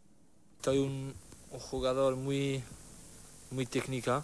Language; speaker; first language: Spanish; non-native, learner; French